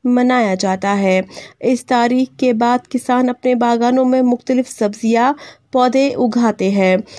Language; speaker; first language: Urdu; non-native, local second language; Kashmiri